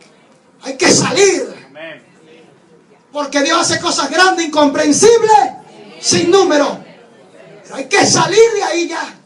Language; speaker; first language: Spanish; native; Spanish